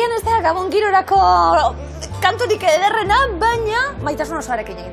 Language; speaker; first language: Basque; native; Basque